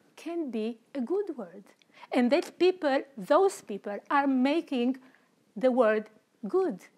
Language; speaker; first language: English; non-native, fluent; Romanian